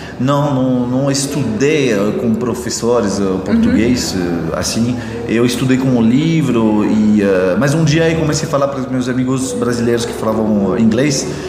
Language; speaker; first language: Portuguese; non-native, fluent; French